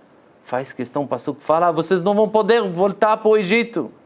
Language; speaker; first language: Portuguese; non-native, fluent; Hebrew